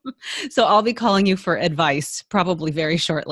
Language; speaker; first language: English; native; English